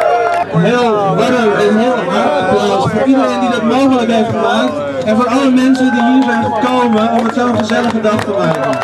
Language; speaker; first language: Dutch; native; Dutch